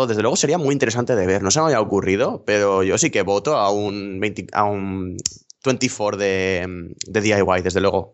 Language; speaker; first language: Spanish; native; Spanish